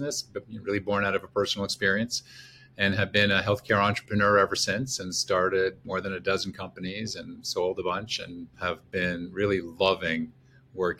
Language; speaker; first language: English; native; English